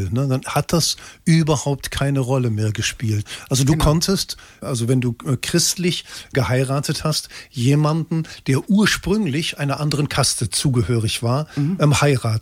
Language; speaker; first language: German; native; German